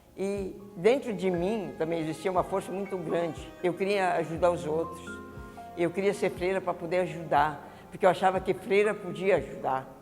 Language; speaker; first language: Portuguese; early bilingual, other home language; Italian